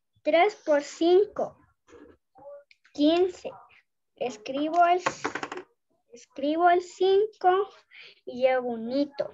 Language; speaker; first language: Spanish; native; Spanish